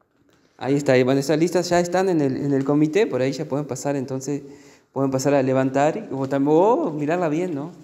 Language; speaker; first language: Spanish; native; Spanish